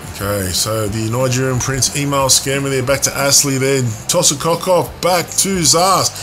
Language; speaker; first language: English; native; English